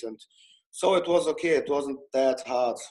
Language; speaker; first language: English; non-native, fluent; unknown